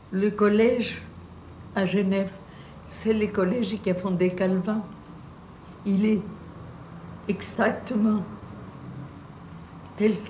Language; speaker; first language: French; non-native, fluent; Spanish